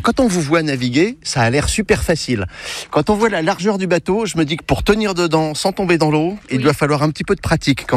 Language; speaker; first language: French; native; French